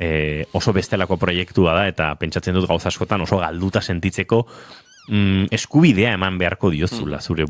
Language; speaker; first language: Basque; native; Basque